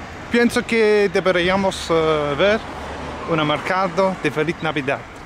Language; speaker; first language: Spanish; non-native, learner; English